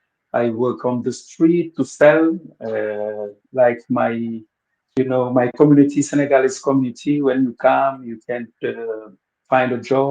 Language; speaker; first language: English; non-native, fluent; Wolof